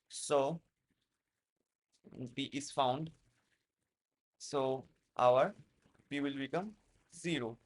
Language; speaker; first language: English; non-native, local second language; Hindi